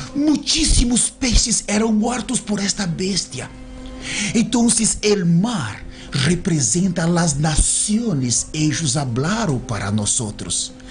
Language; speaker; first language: Spanish; non-native, learner; Portuguese